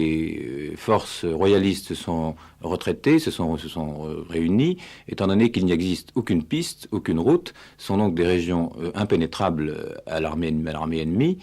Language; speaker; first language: French; native; French